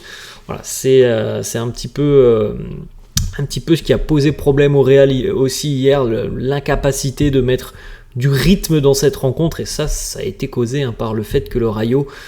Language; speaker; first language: French; native; French